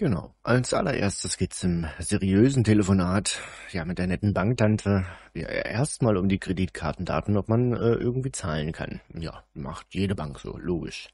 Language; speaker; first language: German; native; German